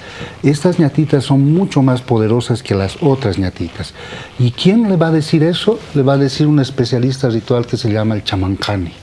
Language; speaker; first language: Spanish; native; Spanish